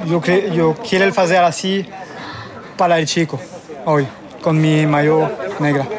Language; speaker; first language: Spanish; non-native, learner; French